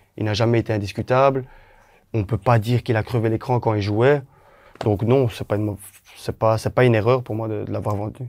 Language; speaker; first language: French; native; French